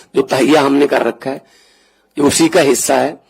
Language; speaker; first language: Hindi; non-native, local second language; Punjabi